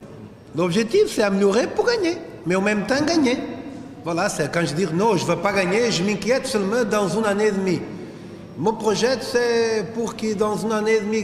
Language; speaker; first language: French; non-native, fluent; Portuguese